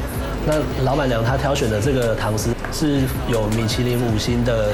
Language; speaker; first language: Chinese; native; Chinese